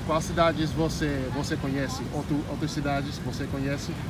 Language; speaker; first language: Portuguese; non-native, learner; English